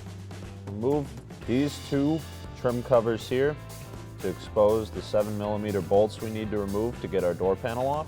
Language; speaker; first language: English; native; English